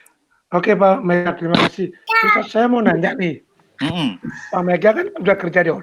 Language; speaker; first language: Indonesian; native; Indonesian